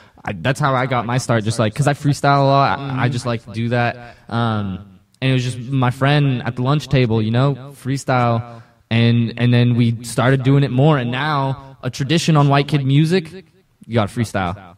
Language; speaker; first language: English; native; English